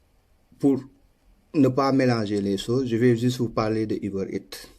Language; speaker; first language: French; non-native, local second language; Wolof